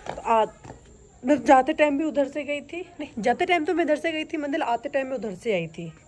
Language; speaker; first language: Hindi; native; Hindi